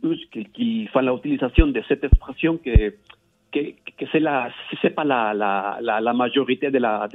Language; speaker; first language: French; non-native, learner; Spanish